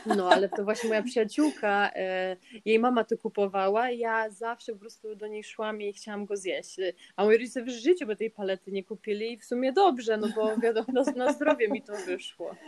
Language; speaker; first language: Polish; early bilingual, heritage; Polish